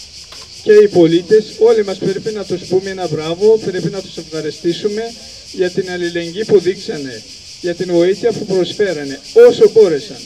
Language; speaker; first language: Greek; non-native, fluent; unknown